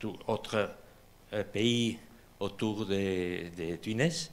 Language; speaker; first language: French; non-native, learner; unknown